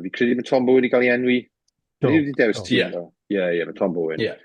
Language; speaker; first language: Welsh; native; Welsh